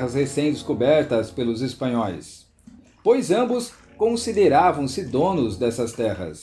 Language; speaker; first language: Portuguese; native; Portuguese